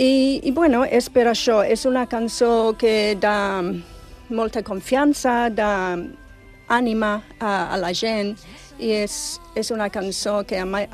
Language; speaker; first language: Catalan; non-native, fluent; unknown